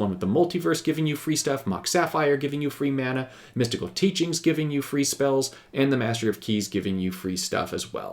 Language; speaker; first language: English; native; English